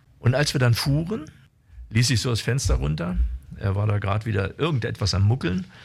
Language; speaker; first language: German; native; German